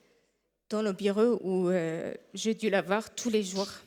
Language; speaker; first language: French; non-native, fluent; Arabic